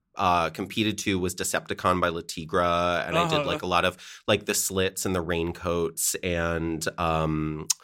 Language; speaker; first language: English; native; English